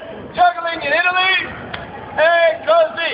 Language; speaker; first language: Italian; non-native, learner; English